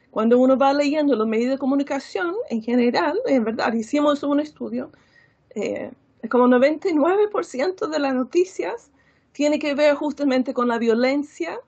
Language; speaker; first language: Spanish; non-native, fluent; English